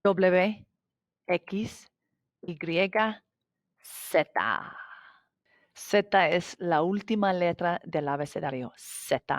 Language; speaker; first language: Spanish; non-native, fluent; English